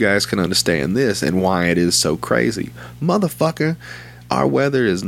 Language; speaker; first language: English; native; English